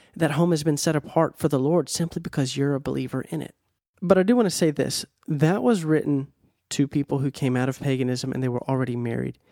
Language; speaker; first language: English; native; English